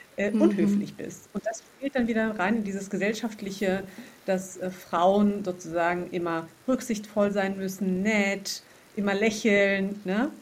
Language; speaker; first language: German; native; German